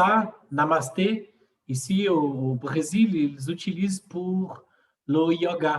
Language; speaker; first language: French; non-native, fluent; Portuguese